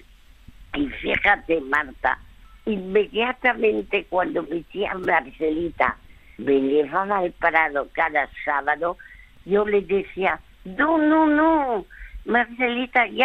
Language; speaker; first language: Spanish; early bilingual, other home language; French